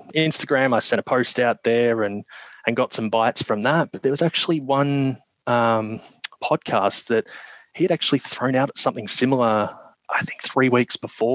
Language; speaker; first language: English; native; English